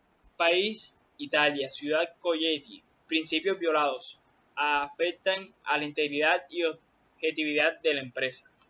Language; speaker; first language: Spanish; native; Spanish